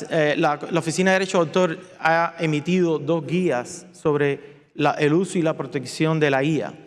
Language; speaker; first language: Spanish; native; Spanish